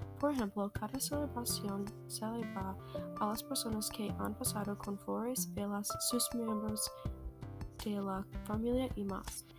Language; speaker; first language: Spanish; non-native, learner; English